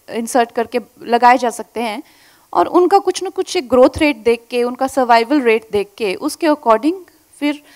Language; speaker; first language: Hindi; native; Hindi